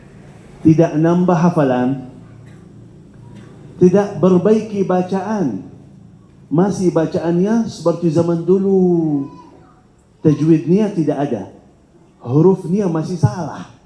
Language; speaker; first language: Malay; non-native, fluent; Arabic